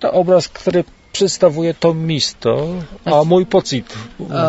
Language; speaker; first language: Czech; non-native, learner; Polish